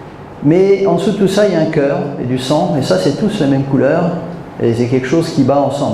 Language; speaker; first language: French; native; French